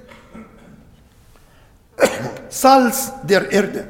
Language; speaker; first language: German; non-native, fluent; Arabic